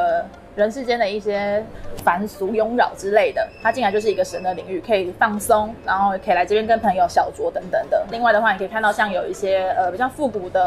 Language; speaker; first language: Chinese; native; Chinese